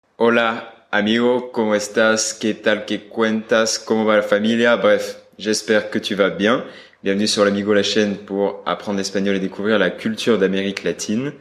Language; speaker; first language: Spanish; non-native, fluent; French